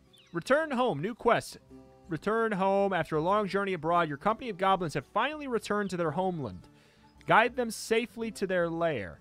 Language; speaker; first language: English; native; English